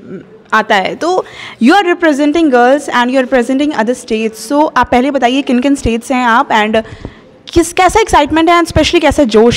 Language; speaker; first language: Hindi; native; Hindi